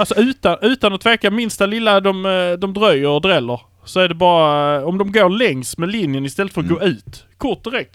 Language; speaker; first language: Swedish; native; Swedish